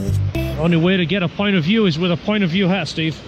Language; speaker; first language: English; native; English